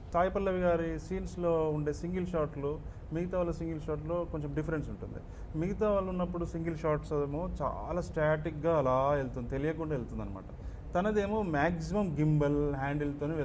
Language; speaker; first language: Telugu; native; Telugu